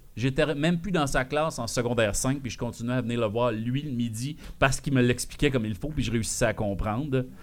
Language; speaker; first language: French; native; French